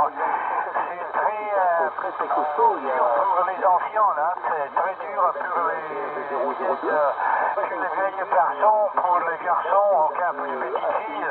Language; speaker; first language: French; non-native, learner; Italian